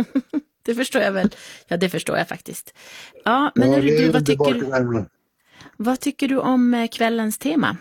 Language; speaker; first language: Swedish; native; Swedish